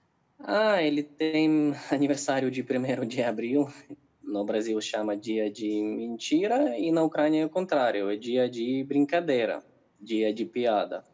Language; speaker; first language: Portuguese; non-native, fluent; Ukrainian